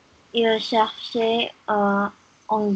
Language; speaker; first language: French; non-native, learner; English